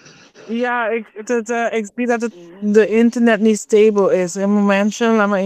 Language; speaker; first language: Dutch; non-native, fluent; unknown